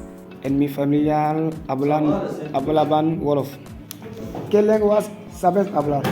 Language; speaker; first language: Spanish; non-native, learner; Wolof